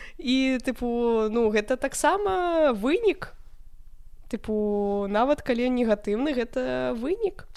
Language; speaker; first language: Belarusian; non-native, local second language; Russian